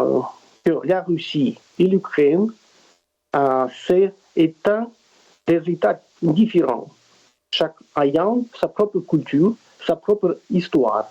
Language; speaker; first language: French; non-native, fluent; Russian